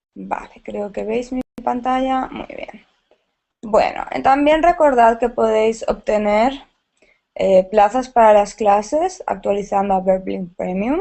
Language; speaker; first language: Spanish; native; Spanish